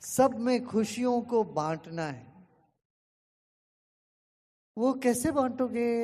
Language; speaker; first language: Hindi; non-native, local second language; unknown